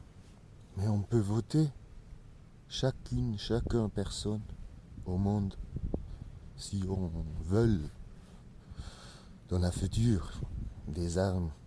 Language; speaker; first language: French; non-native, learner; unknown